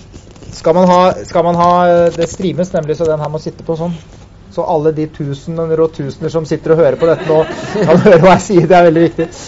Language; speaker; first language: Norwegian; native; Norwegian